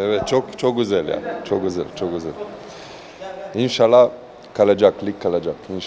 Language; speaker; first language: Turkish; non-native, learner; Slovenian